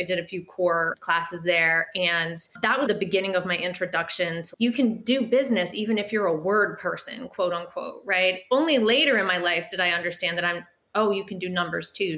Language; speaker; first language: English; native; English